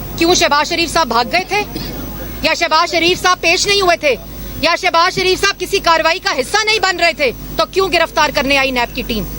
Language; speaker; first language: Urdu; native; Urdu